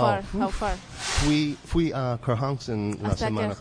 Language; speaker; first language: Spanish; non-native, learner; English